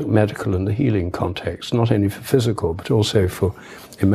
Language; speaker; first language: English; native; English